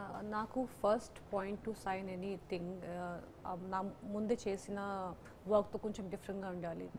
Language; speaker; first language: Telugu; non-native, local second language; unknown